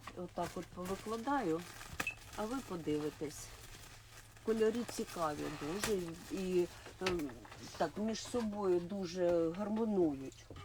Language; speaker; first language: Ukrainian; non-native, local second language; Russian